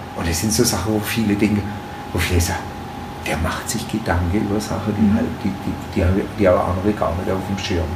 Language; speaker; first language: German; native; German